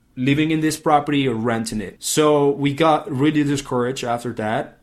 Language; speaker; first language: English; early bilingual, other home language; Spanish